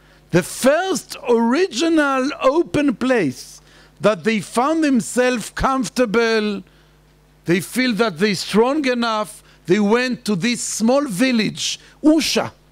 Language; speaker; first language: English; non-native, fluent; Hebrew